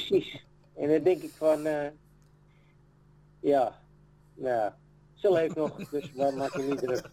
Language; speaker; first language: Dutch; native; Dutch